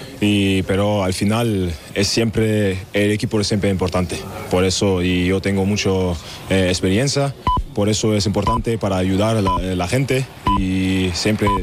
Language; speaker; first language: Spanish; non-native, learner; German